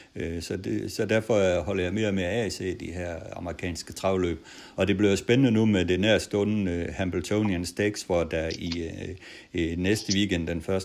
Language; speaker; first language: Danish; native; Danish